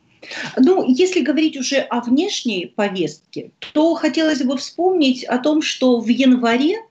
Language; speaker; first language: Russian; native; Russian